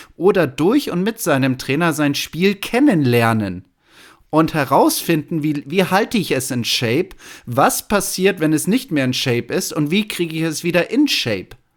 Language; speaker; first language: German; native; German